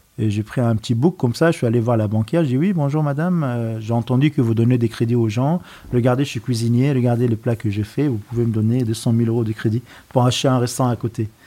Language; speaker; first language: French; non-native, fluent; Arabic